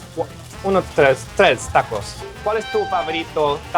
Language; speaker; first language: Spanish; non-native, learner; English